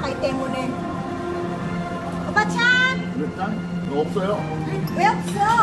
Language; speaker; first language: Korean; non-native, learner; Filipino